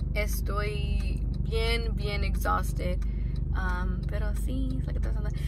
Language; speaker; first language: Spanish; early bilingual, heritage; Spanish